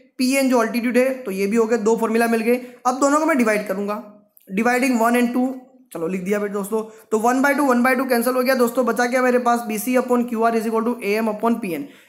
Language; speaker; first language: Hindi; non-native, local second language; Gujarati